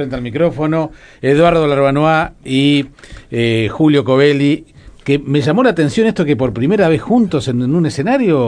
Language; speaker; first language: Spanish; native; Spanish